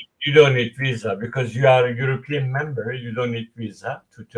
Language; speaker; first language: English; non-native, fluent; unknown